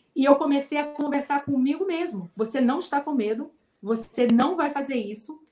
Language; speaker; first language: Portuguese; native; Portuguese